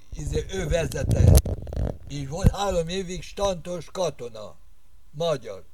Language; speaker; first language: Hungarian; non-native, local second language; Rusyn